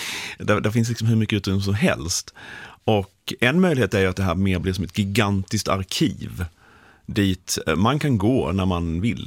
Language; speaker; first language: Swedish; native; Swedish